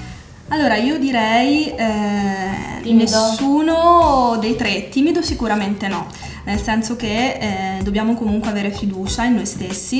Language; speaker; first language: Italian; native; Italian